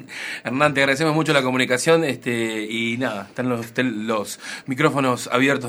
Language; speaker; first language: Spanish; native; Spanish